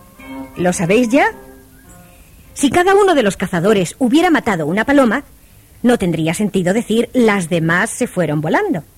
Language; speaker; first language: Spanish; native; Spanish